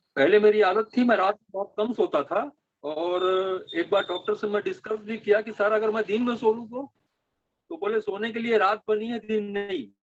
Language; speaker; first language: Hindi; native; Hindi